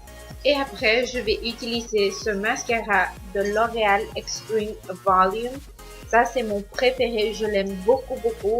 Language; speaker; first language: French; non-native, learner; Spanish